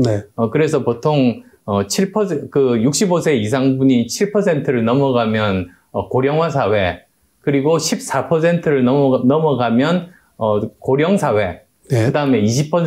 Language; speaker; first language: Korean; native; Korean